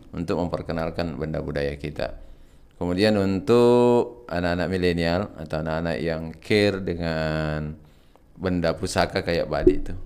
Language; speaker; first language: Indonesian; native; Indonesian